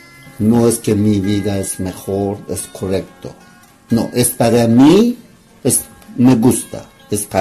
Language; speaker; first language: Spanish; non-native, learner; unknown